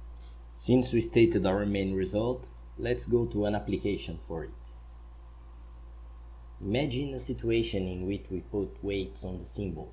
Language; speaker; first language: English; non-native, fluent; Portuguese